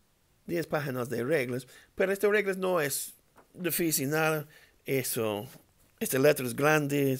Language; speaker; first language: Spanish; non-native, learner; English